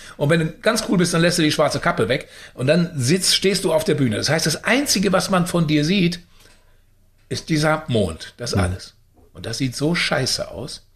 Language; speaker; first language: German; native; German